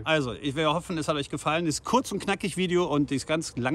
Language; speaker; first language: German; native; German